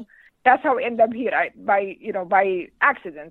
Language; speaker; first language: English; non-native, fluent; Arabic